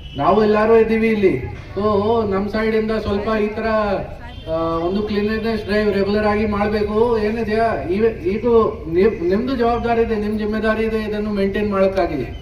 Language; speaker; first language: Kannada; non-native, local second language; Hindi